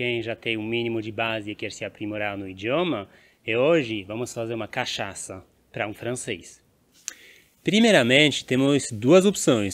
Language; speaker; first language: Portuguese; non-native, fluent; French